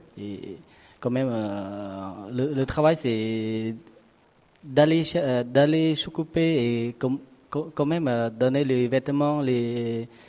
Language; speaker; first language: French; non-native, learner; Khmer